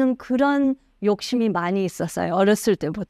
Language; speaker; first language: Korean; early bilingual, heritage; Korean